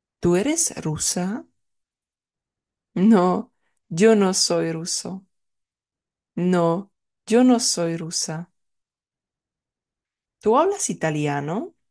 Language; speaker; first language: Spanish; non-native, fluent; Czech